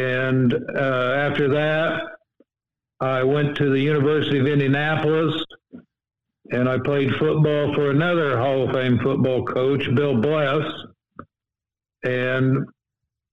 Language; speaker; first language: English; native; English